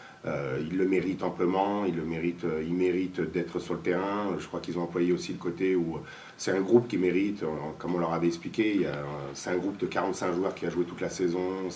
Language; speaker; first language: French; native; French